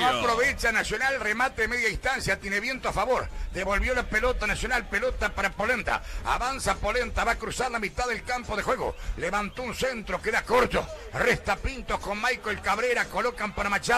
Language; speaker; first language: Spanish; native; Spanish